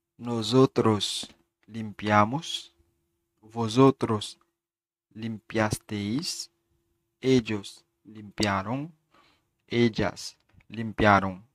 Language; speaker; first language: Spanish; non-native, fluent; Haitian Creole